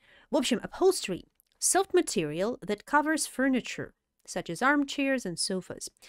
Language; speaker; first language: English; non-native, fluent; Russian